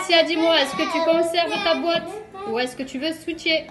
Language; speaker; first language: French; native; French